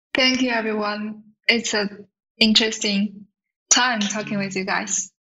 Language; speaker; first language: English; non-native, fluent; Chinese